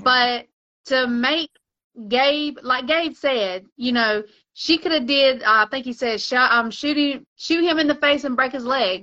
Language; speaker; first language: English; native; English